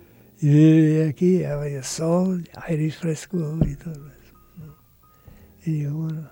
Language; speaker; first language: Spanish; non-native, learner; English